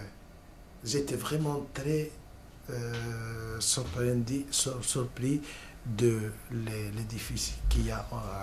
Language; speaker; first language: French; non-native, learner; Spanish